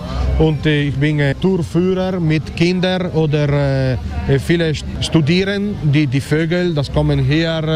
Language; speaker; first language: German; non-native, learner; Italian